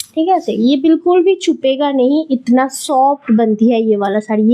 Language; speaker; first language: Hindi; non-native, local second language; Bangla